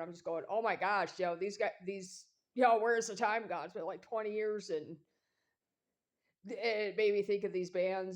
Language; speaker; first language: English; native; English